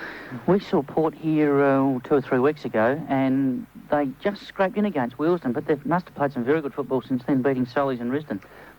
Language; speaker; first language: English; native; English